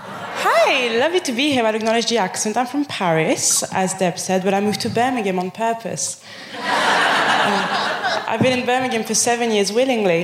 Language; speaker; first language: English; non-native, fluent; French